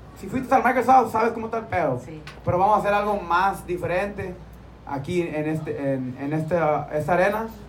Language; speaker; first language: Spanish; early bilingual, heritage; Spanish